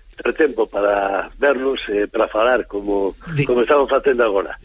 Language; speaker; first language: Galician; native; Galician